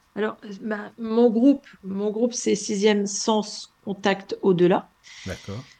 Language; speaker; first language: French; native; French